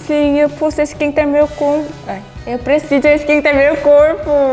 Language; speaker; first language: Portuguese; non-native, fluent; Korean